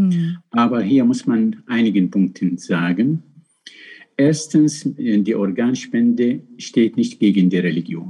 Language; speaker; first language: German; non-native, fluent; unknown